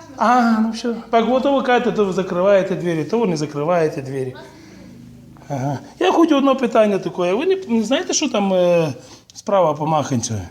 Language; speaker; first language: Ukrainian; native; Ukrainian